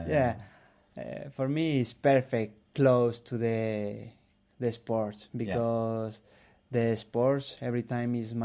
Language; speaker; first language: English; non-native, learner; Spanish